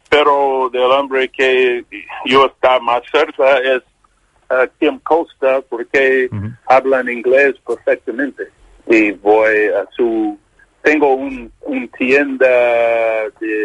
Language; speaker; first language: Spanish; non-native, learner; English